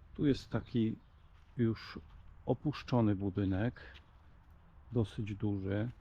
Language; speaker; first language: Polish; native; Polish